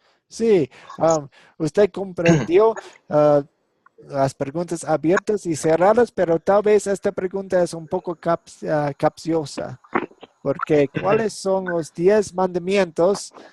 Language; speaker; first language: Spanish; non-native, fluent; English